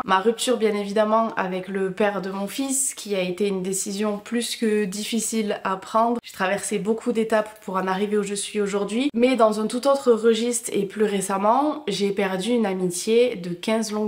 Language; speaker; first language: French; native; French